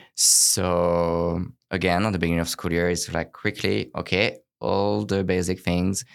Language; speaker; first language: English; non-native, fluent; French